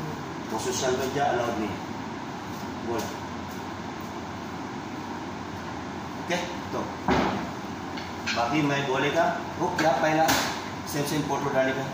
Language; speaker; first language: Hindi; non-native, learner; Filipino